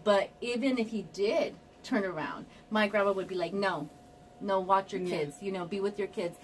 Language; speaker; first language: English; early bilingual, other home language; Spanish